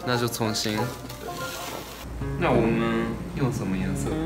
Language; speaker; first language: Chinese; non-native, fluent; Japanese